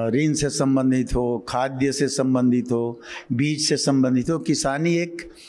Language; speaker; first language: Hindi; native; Hindi